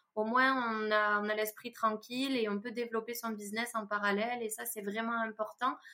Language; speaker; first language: French; native; French